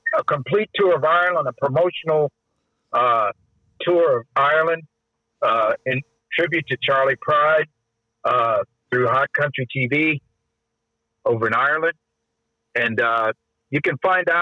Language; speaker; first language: English; native; English